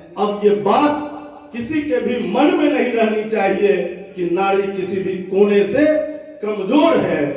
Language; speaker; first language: Hindi; native; Hindi